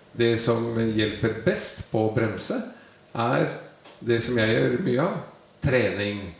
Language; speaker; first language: Norwegian; native; Norwegian